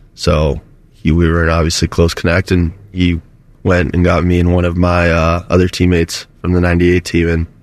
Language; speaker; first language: English; native; English